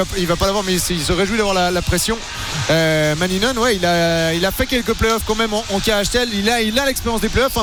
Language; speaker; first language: French; native; French